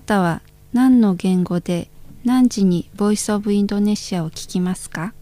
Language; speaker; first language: Japanese; non-native, fluent; Indonesian